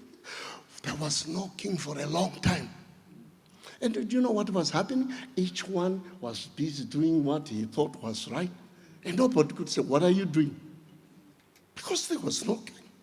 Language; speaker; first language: English; non-native, local second language; Shona